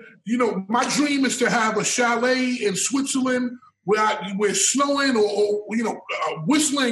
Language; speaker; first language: English; native; English